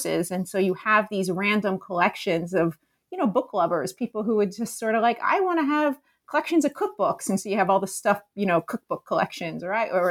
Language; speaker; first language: English; native; English